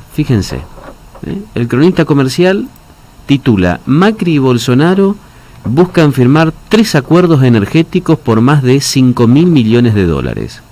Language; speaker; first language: Spanish; native; Spanish